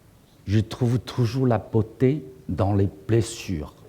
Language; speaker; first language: French; non-native, fluent; Chinese